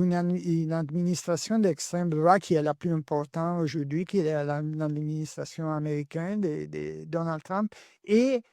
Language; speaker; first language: French; non-native, learner; Italian